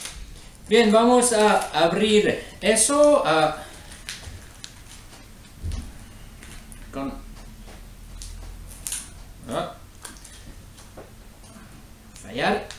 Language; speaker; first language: Spanish; non-native, learner; French